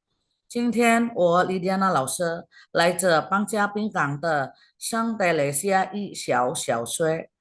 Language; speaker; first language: Chinese; non-native, fluent; Indonesian